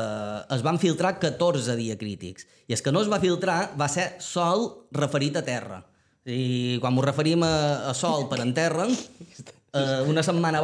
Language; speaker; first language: Catalan; native; Catalan